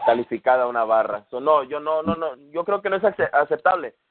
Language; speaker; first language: Spanish; early bilingual, heritage; Spanish